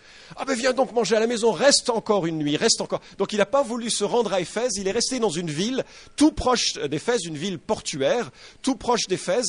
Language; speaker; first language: French; native; French